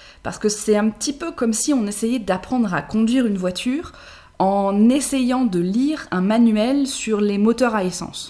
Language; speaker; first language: French; native; French